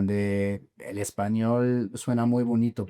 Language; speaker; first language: Spanish; non-native, fluent; German